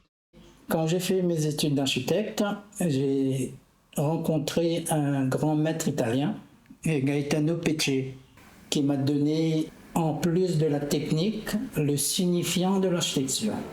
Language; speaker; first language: French; non-native, local second language; Réunion Creole French